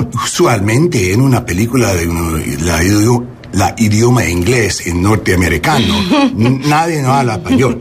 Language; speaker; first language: Spanish; non-native, learner; English